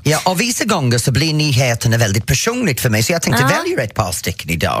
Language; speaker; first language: Swedish; non-native, fluent; English